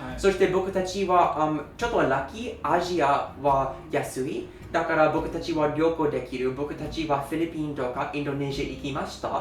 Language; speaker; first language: Japanese; non-native, learner; English